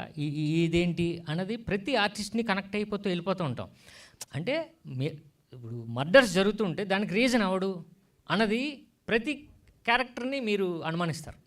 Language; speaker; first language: Telugu; native; Telugu